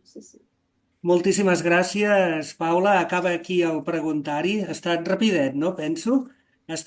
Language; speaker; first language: Catalan; native; Catalan